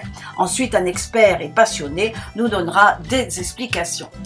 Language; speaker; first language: French; native; French